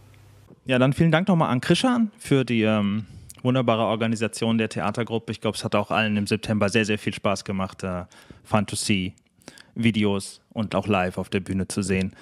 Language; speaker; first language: German; native; German